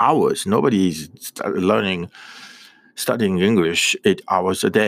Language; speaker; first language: English; non-native, fluent; Japanese